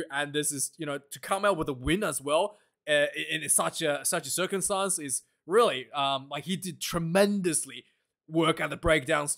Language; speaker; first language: English; non-native, local second language; Afrikaans